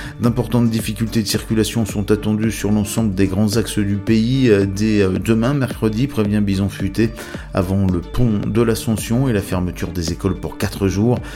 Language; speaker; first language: French; native; French